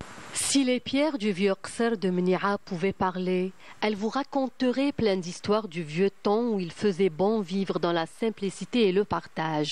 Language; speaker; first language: French; non-native, local second language; Arabic